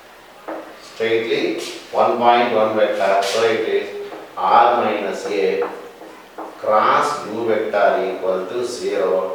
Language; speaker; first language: English; non-native, local second language; Tamil